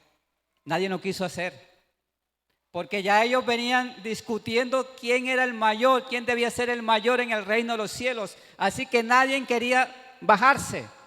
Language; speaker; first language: Spanish; native; Spanish